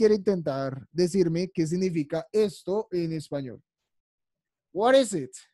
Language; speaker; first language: Spanish; native; Spanish